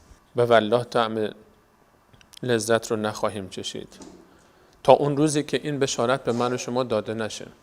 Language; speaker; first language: Persian; native; Persian